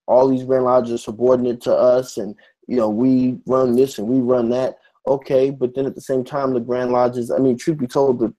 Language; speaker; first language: English; native; English